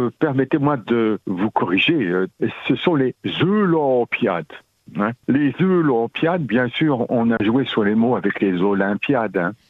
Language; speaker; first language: French; native; French